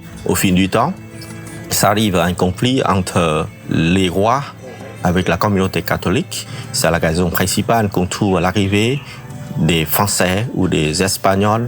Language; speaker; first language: French; non-native, fluent; Vietnamese